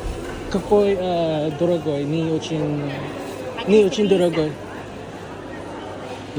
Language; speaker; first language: Russian; non-native, learner; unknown